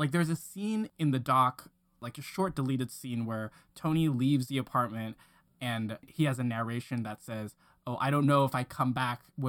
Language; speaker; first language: English; non-native, local second language; Cantonese